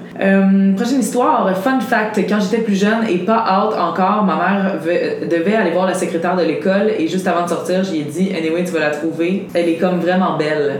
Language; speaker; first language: French; native; French